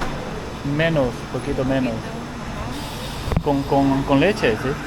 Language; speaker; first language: Spanish; non-native, learner; Chinese